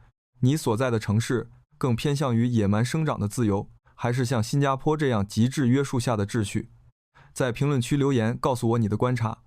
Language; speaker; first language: Chinese; native; Chinese